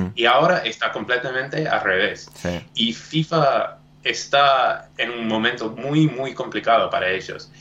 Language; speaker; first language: Spanish; non-native, fluent; English